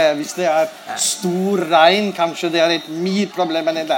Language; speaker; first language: Norwegian; non-native, learner; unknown